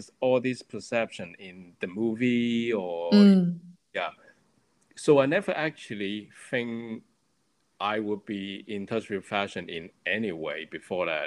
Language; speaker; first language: English; non-native, local second language; Cantonese